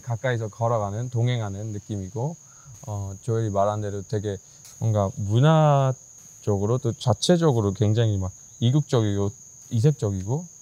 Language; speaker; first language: Korean; native; Korean